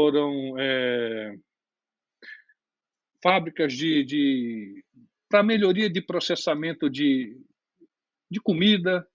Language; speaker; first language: Portuguese; native; Portuguese